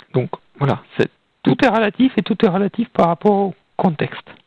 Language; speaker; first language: French; non-native, fluent; Russian